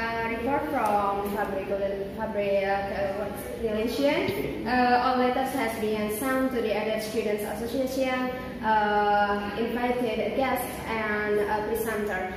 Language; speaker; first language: English; non-native, learner; Indonesian